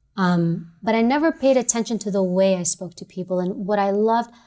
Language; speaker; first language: English; native; English